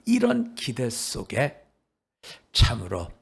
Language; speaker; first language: Korean; native; Korean